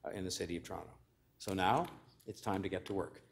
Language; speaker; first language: English; native; English